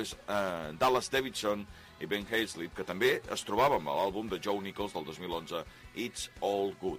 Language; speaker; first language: Catalan; native; Catalan